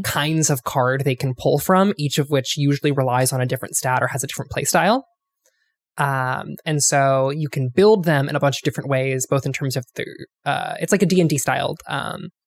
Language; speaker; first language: English; native; English